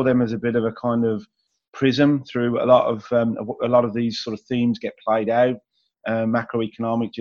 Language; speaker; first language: English; native; English